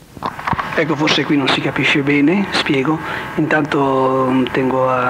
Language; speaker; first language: Italian; native; Italian